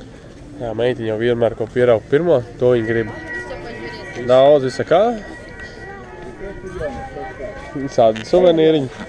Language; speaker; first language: Latvian; native; Latvian